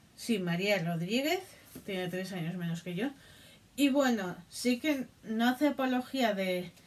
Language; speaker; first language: Spanish; native; Spanish